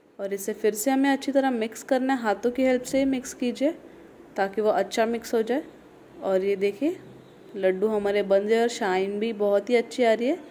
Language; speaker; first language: Hindi; non-native, local second language; Marathi